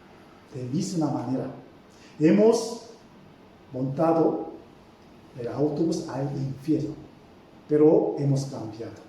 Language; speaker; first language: Spanish; non-native, fluent; Korean